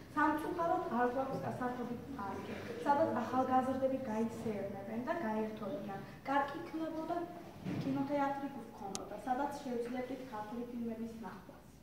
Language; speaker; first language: Georgian; non-native, local second language; Azerbaijani